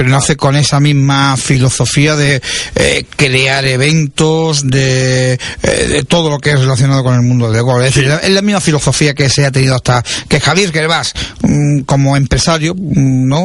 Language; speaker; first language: Spanish; native; Spanish